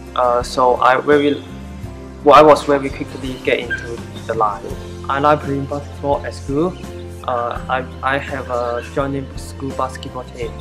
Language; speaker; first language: English; non-native, learner; Chinese